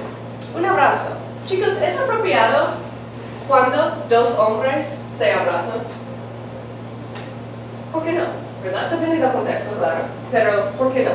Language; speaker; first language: Spanish; non-native, fluent; English